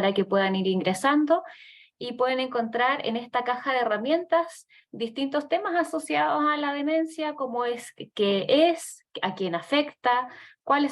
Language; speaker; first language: Spanish; native; Spanish